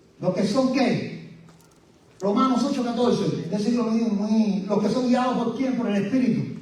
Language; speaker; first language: Spanish; native; Spanish